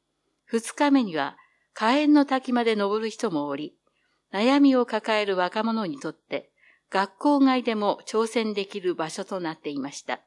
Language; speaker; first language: Japanese; native; Japanese